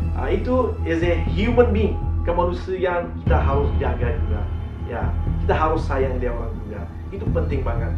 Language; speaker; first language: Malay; non-native, learner; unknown